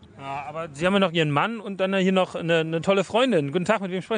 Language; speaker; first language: German; native; German